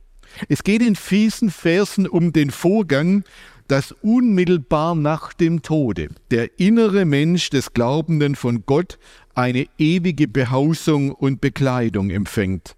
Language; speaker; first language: German; native; German